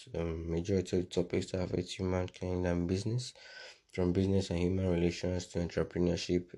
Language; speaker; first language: English; non-native, local second language; Yoruba